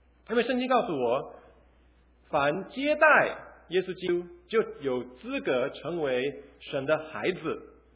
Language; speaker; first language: Chinese; early bilingual, other home language; English